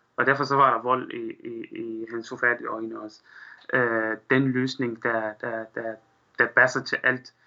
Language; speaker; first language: Danish; non-native, fluent; Arabic